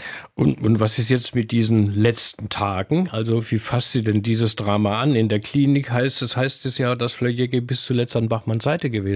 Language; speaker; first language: German; native; German